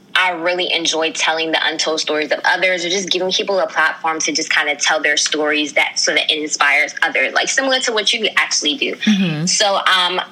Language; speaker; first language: English; early bilingual, other home language; Krio